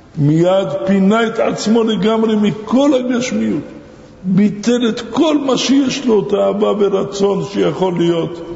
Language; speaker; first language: Hebrew; non-native, fluent; Arabic